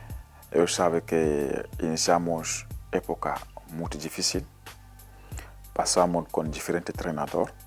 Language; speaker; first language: Portuguese; non-native, learner; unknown